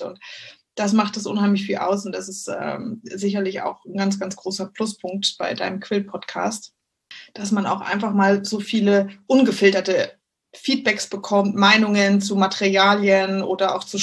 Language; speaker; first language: German; native; German